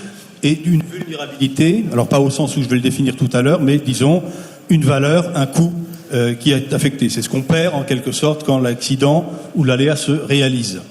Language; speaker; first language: French; native; French